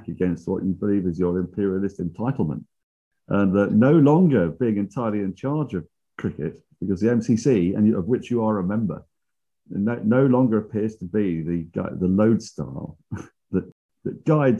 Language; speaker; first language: English; native; English